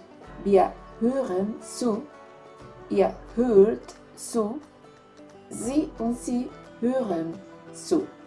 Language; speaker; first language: German; non-native, fluent; Spanish